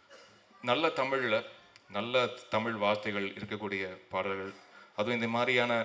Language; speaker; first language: Tamil; native; Tamil